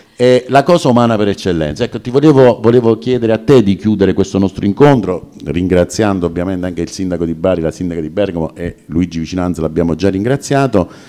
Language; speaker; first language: Italian; native; Italian